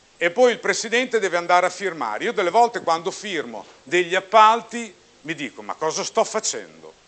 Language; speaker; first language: Italian; native; Italian